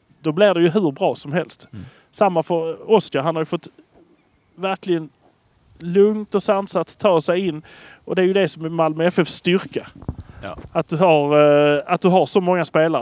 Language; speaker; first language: Swedish; native; Swedish